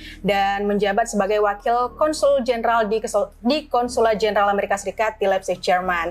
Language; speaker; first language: Indonesian; native; Indonesian